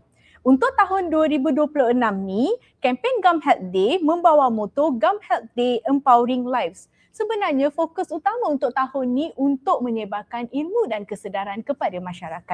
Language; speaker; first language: Malay; native; Malay